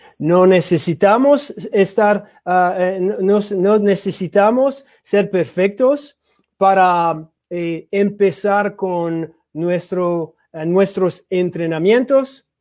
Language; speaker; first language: Spanish; non-native, learner; English